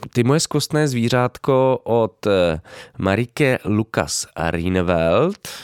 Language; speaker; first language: Czech; native; Czech